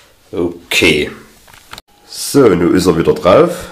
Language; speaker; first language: German; native; German